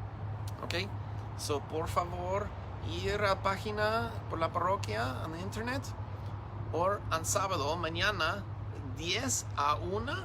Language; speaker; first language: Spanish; non-native, learner; English